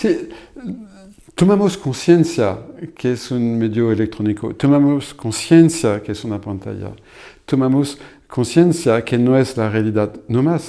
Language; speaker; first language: Spanish; non-native, fluent; French